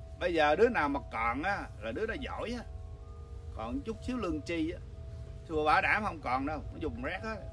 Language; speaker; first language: Vietnamese; early bilingual, other home language; English